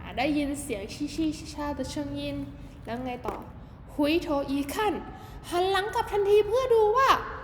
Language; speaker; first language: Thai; native; Thai